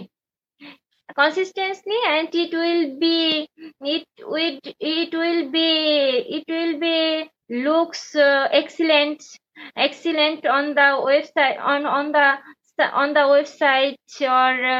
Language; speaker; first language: English; non-native, learner; Bangla